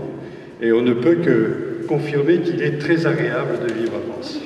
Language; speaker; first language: French; native; French